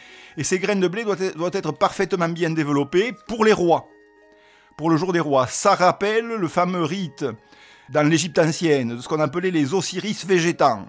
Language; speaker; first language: French; native; French